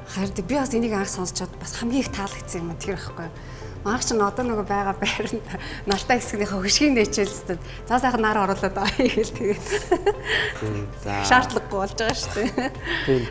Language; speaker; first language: Mongolian; native; Mongolian